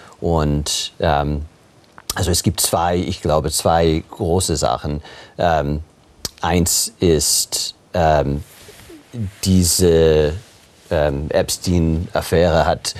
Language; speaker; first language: German; non-native, fluent; English